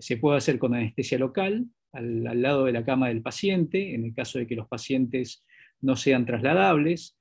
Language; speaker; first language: Spanish; native; Spanish